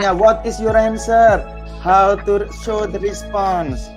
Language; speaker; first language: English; non-native, fluent; Indonesian